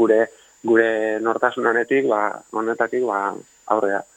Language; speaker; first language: Basque; native; Basque